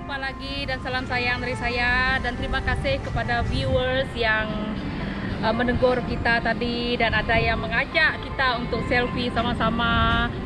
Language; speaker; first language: Malay; non-native, local second language; Iban